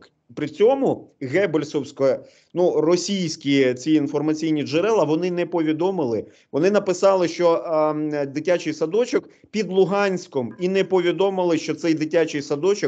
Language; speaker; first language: Ukrainian; native; Ukrainian